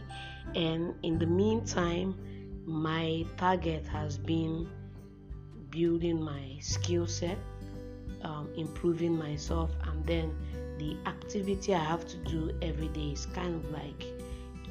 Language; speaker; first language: English; non-native, local second language; Igbo